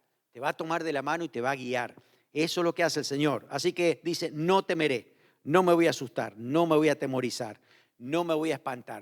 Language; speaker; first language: Spanish; native; Spanish